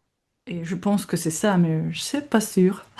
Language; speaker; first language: French; non-native, fluent; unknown